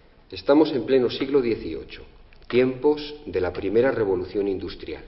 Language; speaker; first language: Spanish; native; Spanish